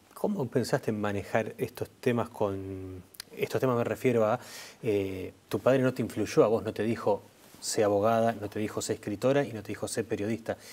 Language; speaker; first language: Spanish; native; Spanish